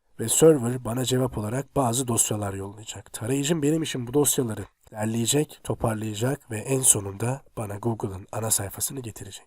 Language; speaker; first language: Turkish; native; Turkish